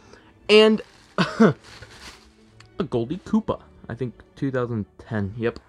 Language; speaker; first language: English; native; English